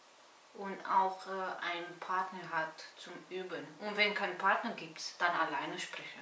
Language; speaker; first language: German; non-native, fluent; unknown